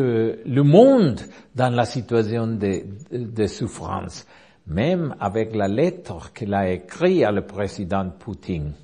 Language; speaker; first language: French; non-native, learner; Spanish